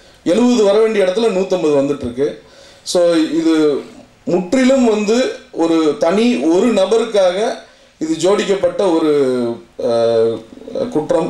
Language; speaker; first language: Tamil; native; Tamil